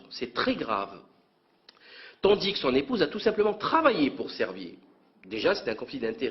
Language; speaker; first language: French; native; French